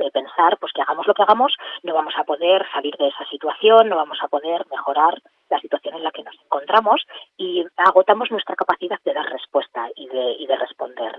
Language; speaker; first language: Spanish; native; Spanish